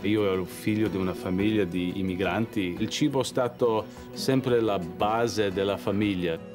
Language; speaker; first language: Italian; early bilingual, heritage; English